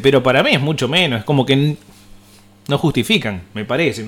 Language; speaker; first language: Spanish; native; Spanish